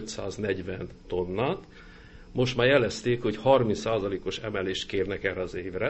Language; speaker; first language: Hungarian; native; Hungarian